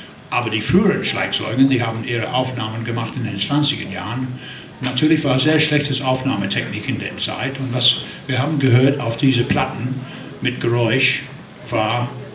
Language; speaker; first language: German; non-native, learner; English